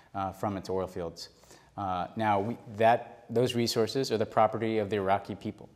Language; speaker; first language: English; native; English